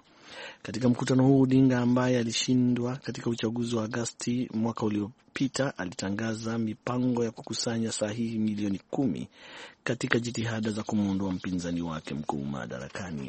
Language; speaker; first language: Swahili; non-native, local second language; Kikuyu